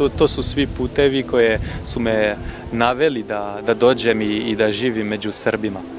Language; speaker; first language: Serbian; non-native, fluent; French